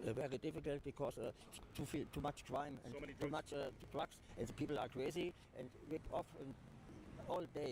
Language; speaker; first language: English; non-native, learner; German